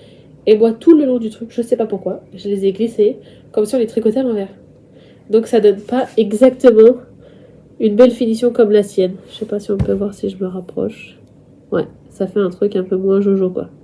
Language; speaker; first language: French; native; French